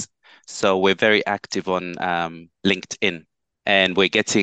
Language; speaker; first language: English; non-native, local second language; Bemba